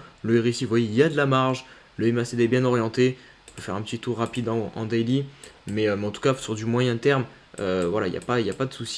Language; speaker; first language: French; native; French